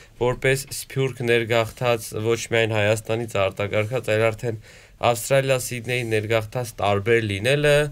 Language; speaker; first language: Armenian; native; Armenian